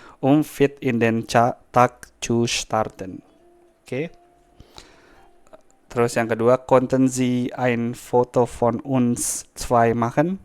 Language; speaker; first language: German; non-native, fluent; Indonesian